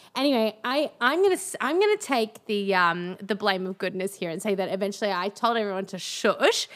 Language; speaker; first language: English; native; English